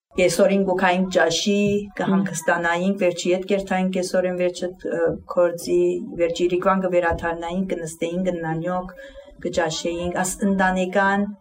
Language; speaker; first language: Armenian; early bilingual, heritage; Armenian